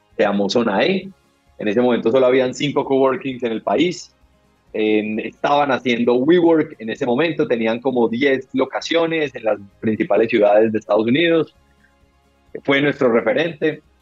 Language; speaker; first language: Spanish; native; Spanish